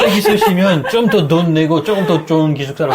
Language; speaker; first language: Korean; non-native, fluent; French